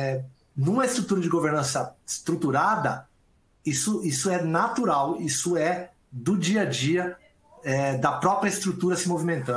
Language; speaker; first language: Portuguese; native; Portuguese